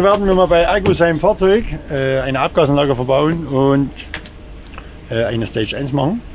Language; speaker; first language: German; native; German